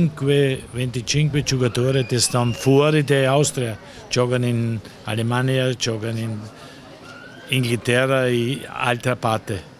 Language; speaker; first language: Italian; non-native, learner; German